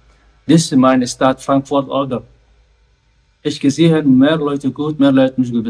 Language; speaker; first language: German; non-native, learner; Somali